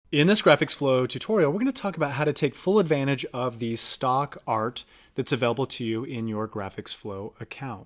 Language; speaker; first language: English; native; English